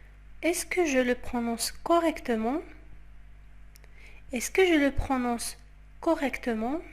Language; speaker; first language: French; non-native, fluent; Arabic